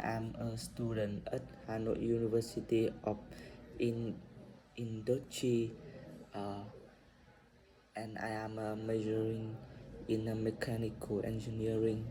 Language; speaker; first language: English; non-native, learner; Vietnamese